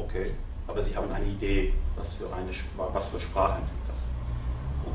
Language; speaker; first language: German; non-native, fluent; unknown